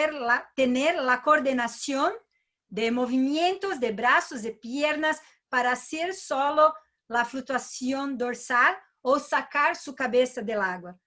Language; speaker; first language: Spanish; non-native, learner; Portuguese